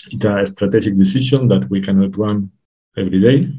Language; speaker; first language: English; non-native, fluent; Spanish